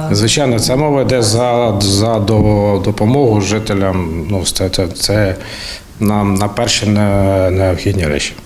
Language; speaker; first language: Ukrainian; native; Ukrainian